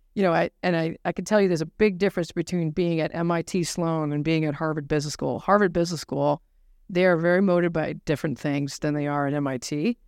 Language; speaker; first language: English; native; English